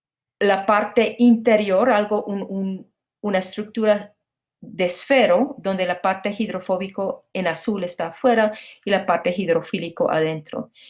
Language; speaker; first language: Spanish; non-native, fluent; English